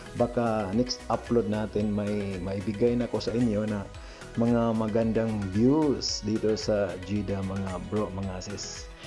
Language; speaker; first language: Filipino; non-native, local second language; Cebuano